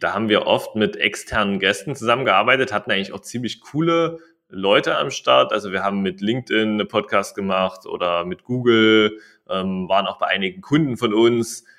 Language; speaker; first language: German; native; German